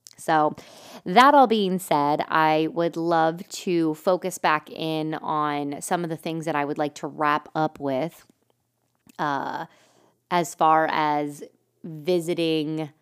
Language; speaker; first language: English; native; English